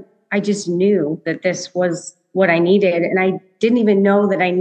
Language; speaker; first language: English; native; English